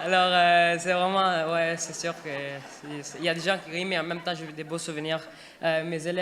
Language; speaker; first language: French; non-native, fluent; Urdu